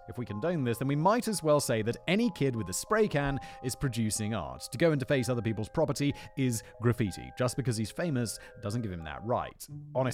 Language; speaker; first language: English; native; English